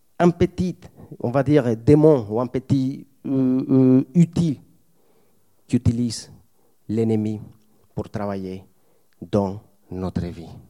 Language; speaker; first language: French; non-native, fluent; Spanish